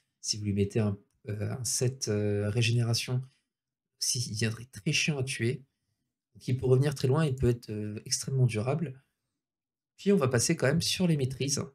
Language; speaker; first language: French; native; French